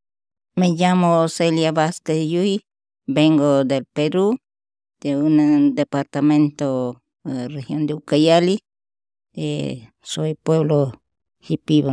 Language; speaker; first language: Spanish; non-native, local second language; Shipibo-Conibo